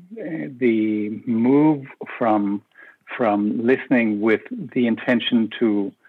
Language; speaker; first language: English; non-native, fluent; Danish